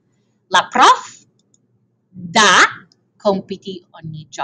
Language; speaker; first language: Italian; non-native, fluent; English